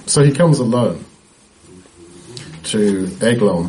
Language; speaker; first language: English; native; English